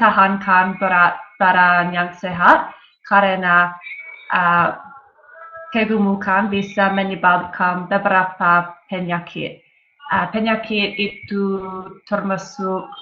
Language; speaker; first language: Indonesian; non-native, learner; English